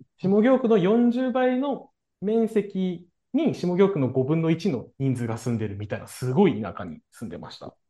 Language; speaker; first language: Japanese; native; Japanese